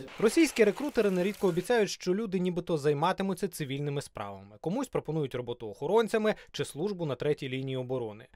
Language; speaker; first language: Ukrainian; native; Ukrainian